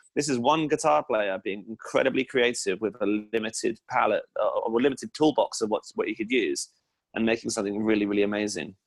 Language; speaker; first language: English; native; English